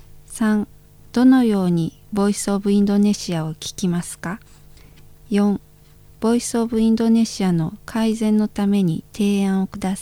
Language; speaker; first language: Japanese; non-native, fluent; Indonesian